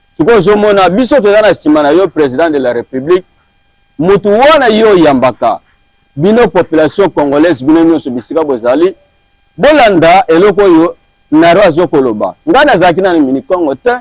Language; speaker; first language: Lingala; non-native, local second language; Kituba (Democratic Republic of Congo)